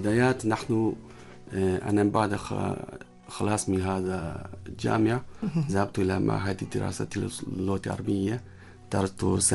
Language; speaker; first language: Arabic; non-native, learner; Chinese